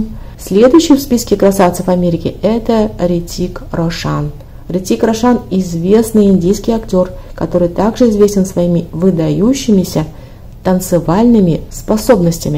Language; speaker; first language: Russian; native; Russian